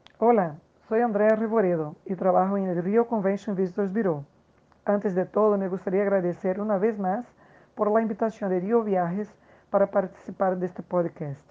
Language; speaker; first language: Spanish; non-native, fluent; Portuguese